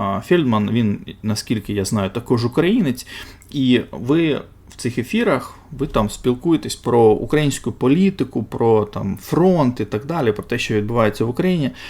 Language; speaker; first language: Ukrainian; non-native, local second language; Russian